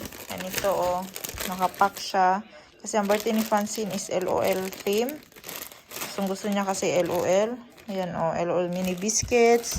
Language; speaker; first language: Filipino; non-native, local second language; Cebuano